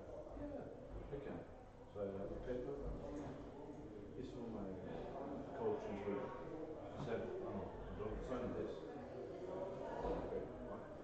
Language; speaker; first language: English; non-native, learner; Norwegian